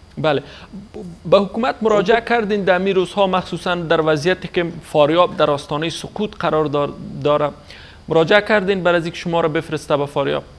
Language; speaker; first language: Persian; native; Persian